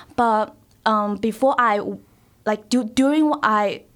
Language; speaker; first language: English; non-native, fluent; Chinese